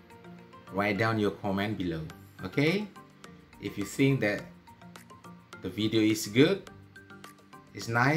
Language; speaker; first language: English; non-native, fluent; Indonesian